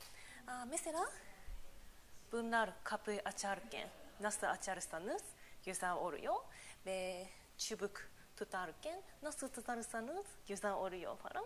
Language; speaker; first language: Turkish; non-native, learner; Japanese